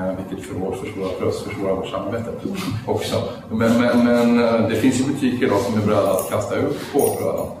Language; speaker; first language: Swedish; native; Swedish